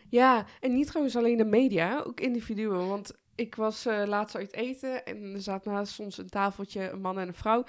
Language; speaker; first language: Dutch; early bilingual, other home language; Persian